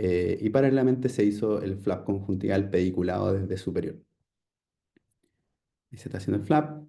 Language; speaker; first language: Spanish; native; Spanish